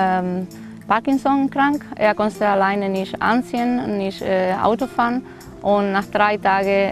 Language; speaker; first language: German; non-native, fluent; Spanish